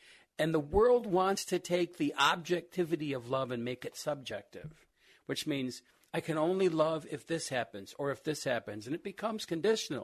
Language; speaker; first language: English; native; English